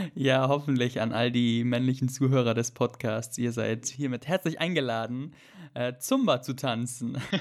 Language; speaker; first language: German; native; German